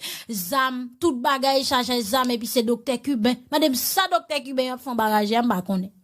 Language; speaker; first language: Haitian Creole; native; Haitian Creole